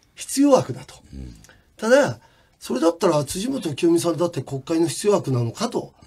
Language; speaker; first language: Japanese; native; Japanese